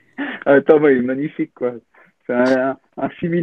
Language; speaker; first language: French; native; French